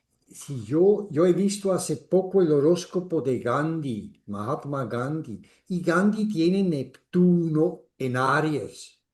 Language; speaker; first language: Spanish; non-native, fluent; German